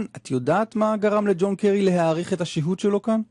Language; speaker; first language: Hebrew; native; Hebrew